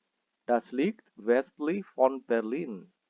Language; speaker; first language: German; non-native, fluent; Indonesian